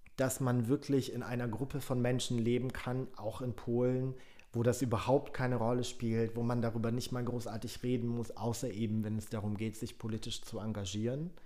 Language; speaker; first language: German; early bilingual, other home language; Polish